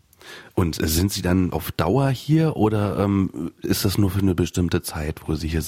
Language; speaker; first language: German; native; German